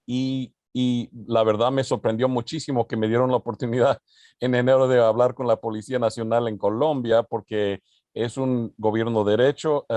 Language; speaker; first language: Spanish; early bilingual, other home language; English